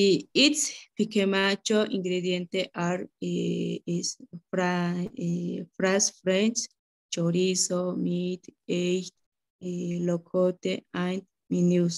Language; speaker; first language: English; non-native, learner; Spanish